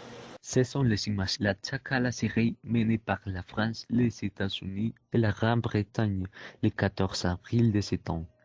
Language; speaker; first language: French; non-native, learner; Spanish